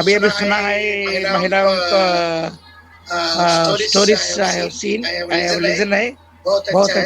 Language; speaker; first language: Hindi; non-native, local second language; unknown